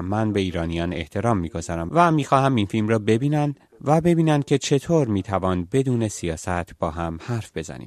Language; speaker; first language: Persian; early bilingual, heritage; Persian